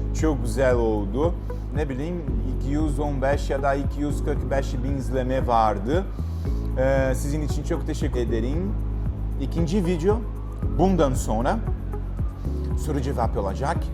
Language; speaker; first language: Turkish; non-native, learner; Portuguese